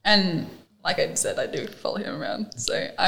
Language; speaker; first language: English; non-native, local second language; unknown